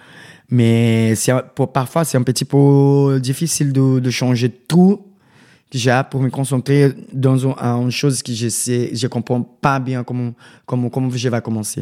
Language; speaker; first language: French; non-native, fluent; Portuguese